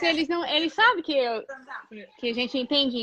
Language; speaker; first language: Portuguese; non-native, fluent; English